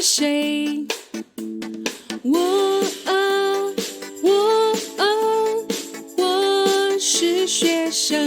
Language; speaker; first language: Chinese; non-native, fluent; Thai